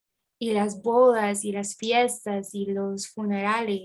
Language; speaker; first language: Spanish; non-native, fluent; English